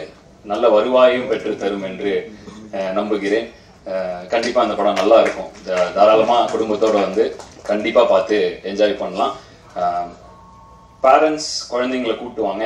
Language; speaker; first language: Tamil; native; Tamil